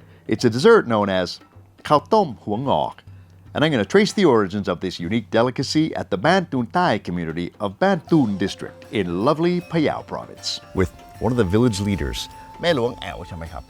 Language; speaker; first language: English; native; English